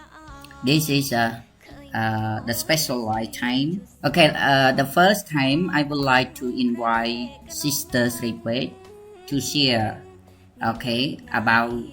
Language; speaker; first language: English; non-native, learner; Khmer